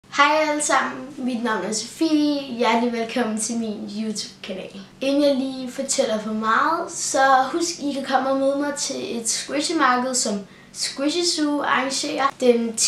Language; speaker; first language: Danish; native; Danish